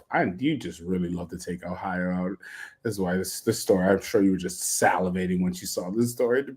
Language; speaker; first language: English; native; English